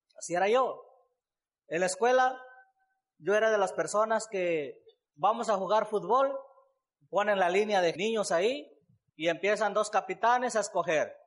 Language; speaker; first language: Spanish; native; Spanish